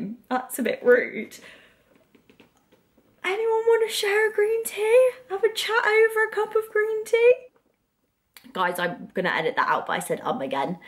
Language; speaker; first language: English; native; English